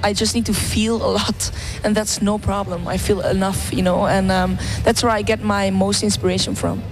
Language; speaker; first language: English; non-native, fluent; Dutch